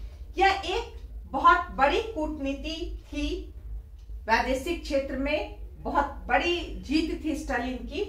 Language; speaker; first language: Hindi; native; Hindi